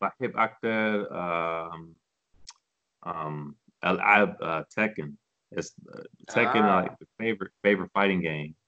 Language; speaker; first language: Arabic; non-native, learner; English